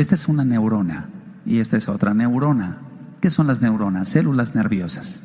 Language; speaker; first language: Spanish; native; Spanish